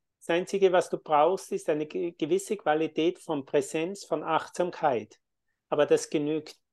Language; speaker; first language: German; native; German